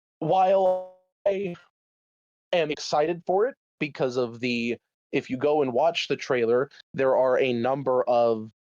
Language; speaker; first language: English; native; English